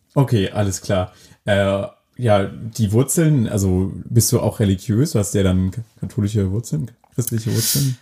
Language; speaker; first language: German; native; German